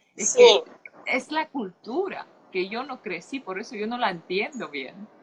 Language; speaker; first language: Spanish; non-native, fluent; Polish